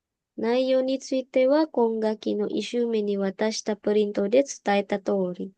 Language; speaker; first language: Japanese; non-native, fluent; Indonesian